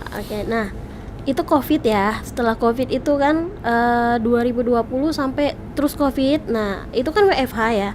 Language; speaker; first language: Indonesian; native; Indonesian